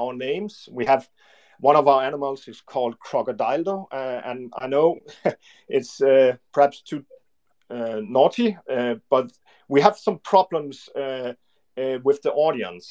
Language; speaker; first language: English; non-native, fluent; Danish